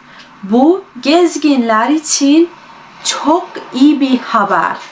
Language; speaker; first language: Turkish; non-native, fluent; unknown